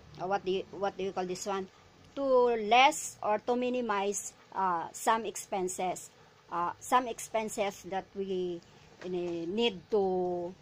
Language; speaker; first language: English; non-native, local second language; Filipino